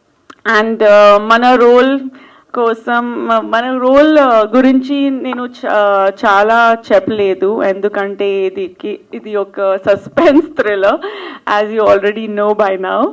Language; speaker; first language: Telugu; non-native, fluent; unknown